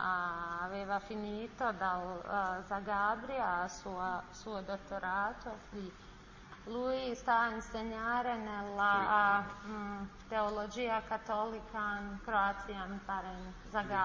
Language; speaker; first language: Italian; non-native, learner; Bosnian